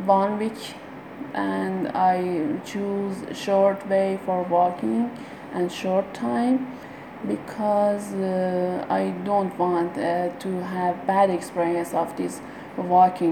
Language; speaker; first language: English; non-native, learner; Persian